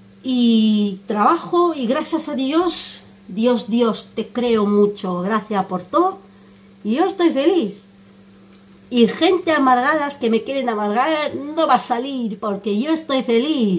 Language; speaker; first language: Spanish; non-native, fluent; Armenian